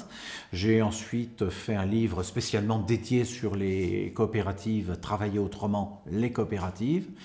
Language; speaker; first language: French; native; French